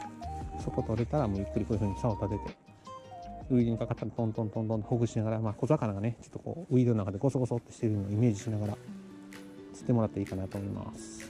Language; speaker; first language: Japanese; native; Japanese